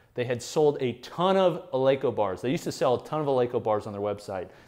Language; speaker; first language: English; native; English